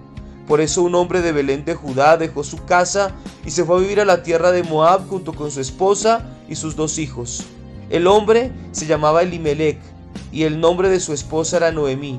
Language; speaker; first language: Spanish; native; Spanish